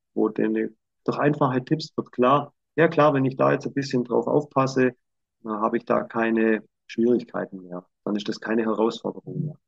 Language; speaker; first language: German; native; German